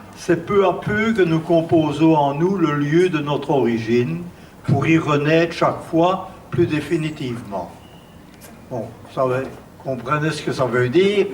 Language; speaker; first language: French; native; French